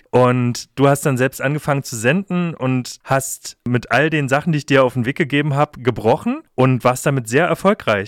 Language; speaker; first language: German; native; German